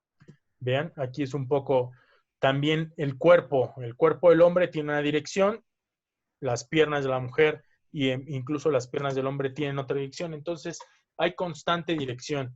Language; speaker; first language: Spanish; native; Spanish